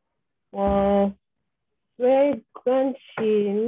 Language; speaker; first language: Chinese; non-native, learner; English